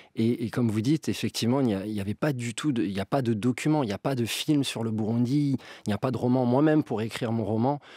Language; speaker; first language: French; native; French